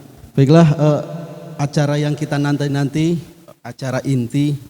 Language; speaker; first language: Indonesian; native; Indonesian